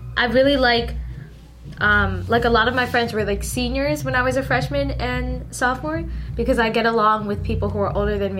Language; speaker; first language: English; early bilingual, other home language; Min Nan Chinese